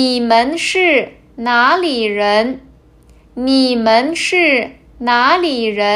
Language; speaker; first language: Chinese; non-native, fluent; Kazakh